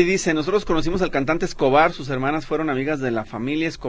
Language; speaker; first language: Spanish; native; Spanish